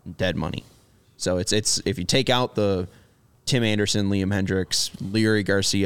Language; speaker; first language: English; native; English